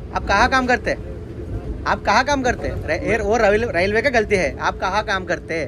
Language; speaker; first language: Hindi; non-native, local second language; Telugu